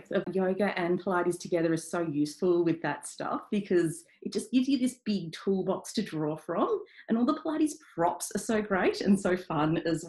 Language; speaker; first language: English; native; English